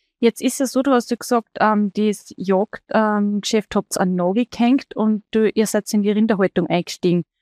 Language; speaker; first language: German; native; German